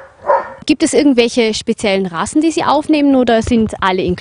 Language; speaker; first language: German; native; German